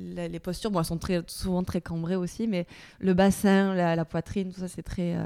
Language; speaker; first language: French; native; French